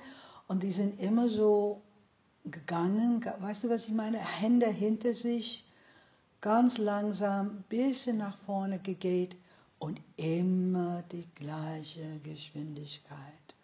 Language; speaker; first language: German; non-native, fluent; English